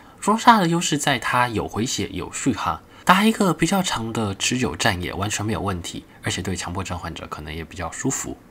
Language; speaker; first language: Chinese; native; Chinese